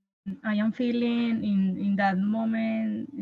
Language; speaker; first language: English; non-native, learner; Spanish